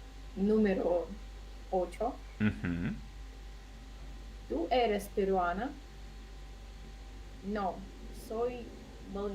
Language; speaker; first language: Spanish; non-native, learner; Russian